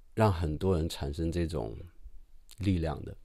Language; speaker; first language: Chinese; native; Chinese